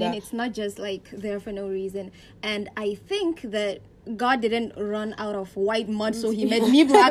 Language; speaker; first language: English; non-native, local second language; Hausa